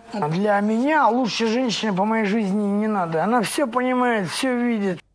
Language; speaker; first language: Russian; native; Russian